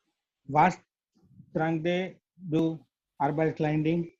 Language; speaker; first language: German; non-native, learner; Gujarati